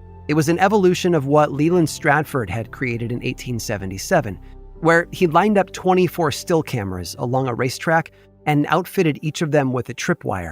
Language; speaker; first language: English; native; English